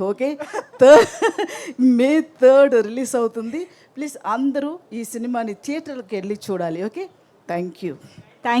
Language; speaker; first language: Telugu; non-native, fluent; Tamil